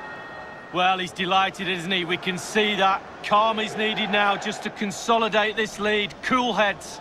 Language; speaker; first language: English; native; English